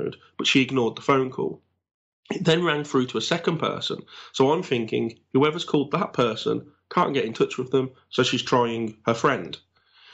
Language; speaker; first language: English; native; English